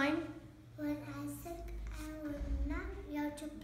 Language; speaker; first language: English; non-native, learner; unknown